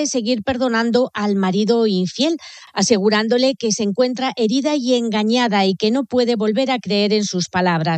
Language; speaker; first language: Spanish; native; Spanish